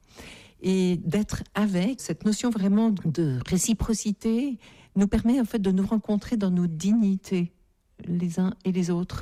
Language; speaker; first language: French; native; French